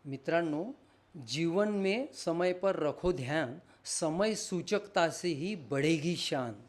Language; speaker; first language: Hindi; non-native, local second language; Marathi